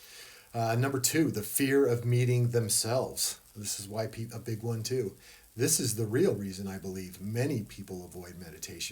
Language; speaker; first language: English; native; English